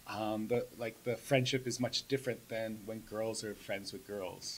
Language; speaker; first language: English; native; English